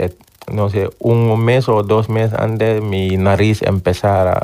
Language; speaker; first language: Spanish; non-native, learner; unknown